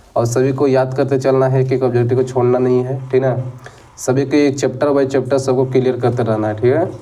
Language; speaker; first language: Hindi; native; Hindi